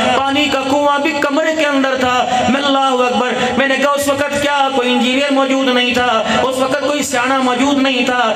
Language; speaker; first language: Urdu; non-native, local second language; Punjabi